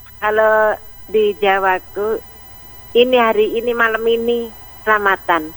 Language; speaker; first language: Indonesian; non-native, local second language; Javanese